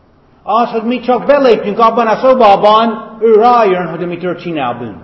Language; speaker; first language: Hungarian; non-native, fluent; English